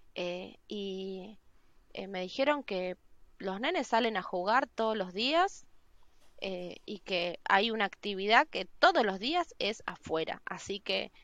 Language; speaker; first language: Spanish; native; Spanish